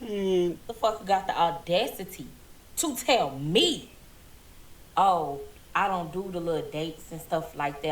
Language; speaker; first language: English; native; English